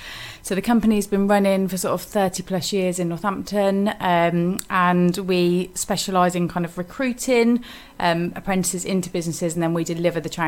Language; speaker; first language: English; native; English